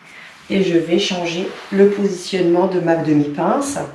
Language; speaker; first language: French; native; French